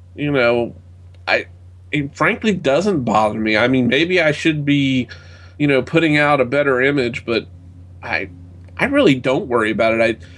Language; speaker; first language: English; native; English